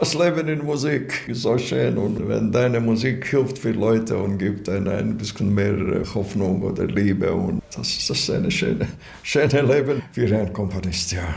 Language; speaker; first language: German; non-native, learner; Latvian